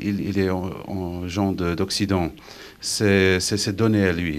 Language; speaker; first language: French; non-native, fluent; English